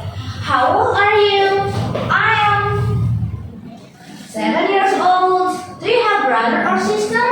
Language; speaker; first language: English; non-native, fluent; Indonesian